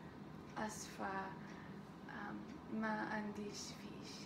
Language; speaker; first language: Arabic; non-native, learner; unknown